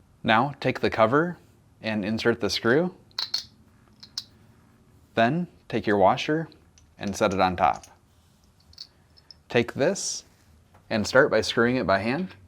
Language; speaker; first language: English; native; English